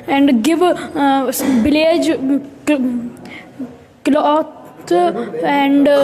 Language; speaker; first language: English; non-native, local second language; Hindi